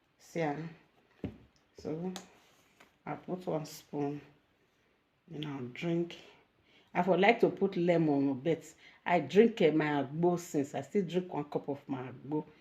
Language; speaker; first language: Nigerian Pidgin; native; Nigerian Pidgin